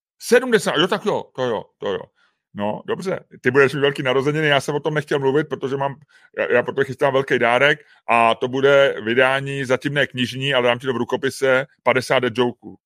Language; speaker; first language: Czech; native; Czech